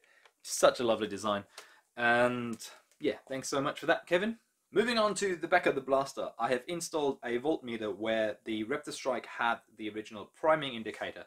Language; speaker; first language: English; non-native, fluent; German